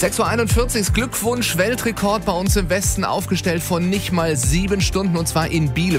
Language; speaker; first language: German; native; German